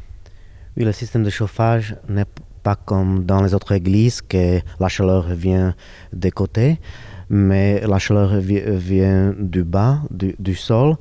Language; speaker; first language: French; non-native, fluent; Slovak